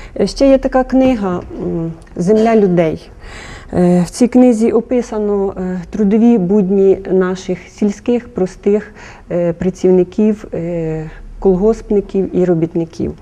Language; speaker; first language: Ukrainian; native; Ukrainian